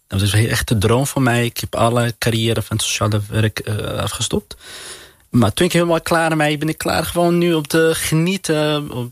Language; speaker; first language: Dutch; non-native, learner; Arabic